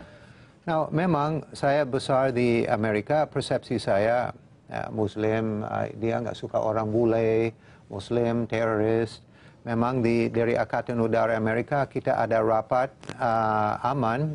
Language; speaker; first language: Indonesian; non-native, fluent; English